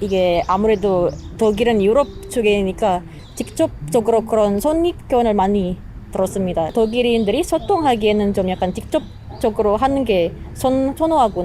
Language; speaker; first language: Korean; non-native, learner; Indonesian